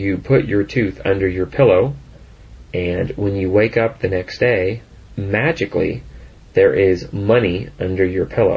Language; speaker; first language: English; native; English